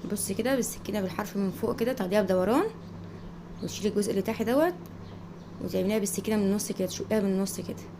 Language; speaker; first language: Arabic; native; Arabic